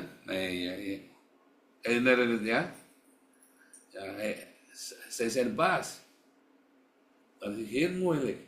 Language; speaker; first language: Dutch; non-native, learner; Indonesian